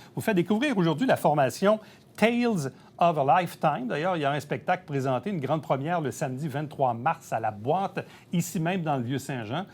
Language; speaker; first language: French; native; French